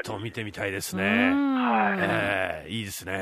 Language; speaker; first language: Japanese; native; Japanese